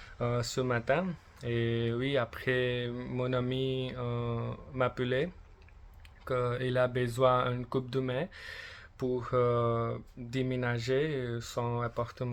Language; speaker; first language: French; non-native, learner; English